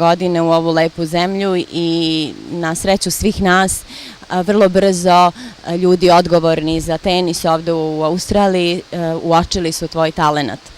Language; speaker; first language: Bosnian; native; Bosnian